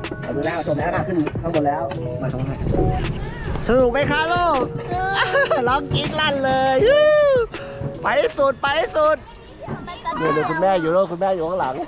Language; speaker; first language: Thai; native; Thai